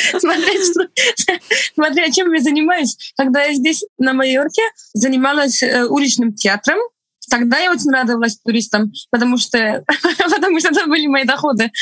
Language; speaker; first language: Russian; non-native, fluent; Estonian